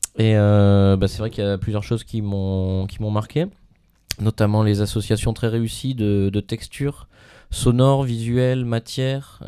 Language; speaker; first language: French; native; French